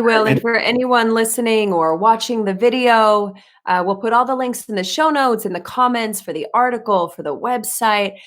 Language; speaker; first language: English; native; English